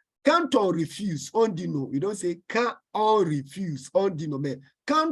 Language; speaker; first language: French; non-native, fluent; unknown